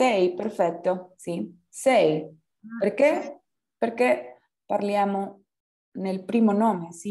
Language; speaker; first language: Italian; non-native, fluent; Spanish